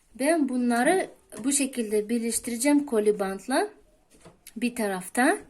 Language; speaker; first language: Turkish; non-native, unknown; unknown